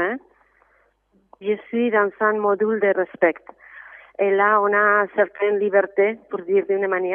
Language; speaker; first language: French; non-native, fluent; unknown